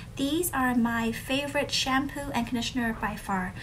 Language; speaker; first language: English; early bilingual, other home language; Vietnamese